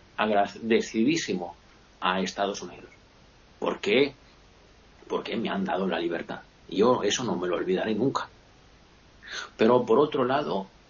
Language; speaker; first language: Spanish; non-native, fluent; Italian